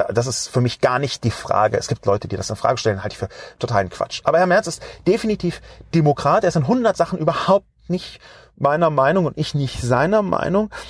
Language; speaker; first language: German; native; German